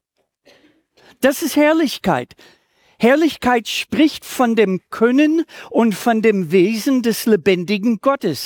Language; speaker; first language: German; native; German